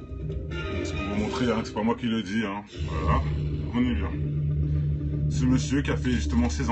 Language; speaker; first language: French; native; French